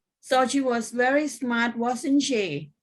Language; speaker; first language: English; non-native, fluent; Thai